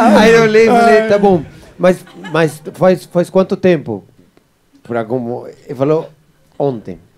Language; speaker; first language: Portuguese; non-native, fluent; Spanish